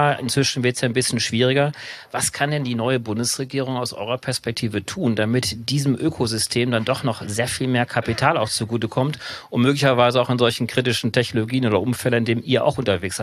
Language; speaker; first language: German; native; German